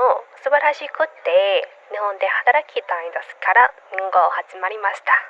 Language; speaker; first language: Japanese; non-native, learner; Burmese